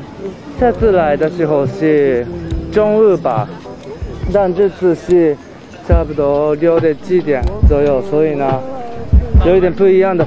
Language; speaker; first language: Chinese; non-native, learner; Japanese